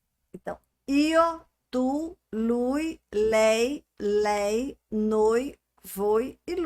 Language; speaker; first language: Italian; non-native, fluent; Portuguese